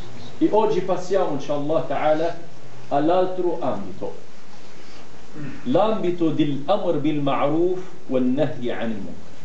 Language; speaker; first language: Italian; non-native, fluent; Arabic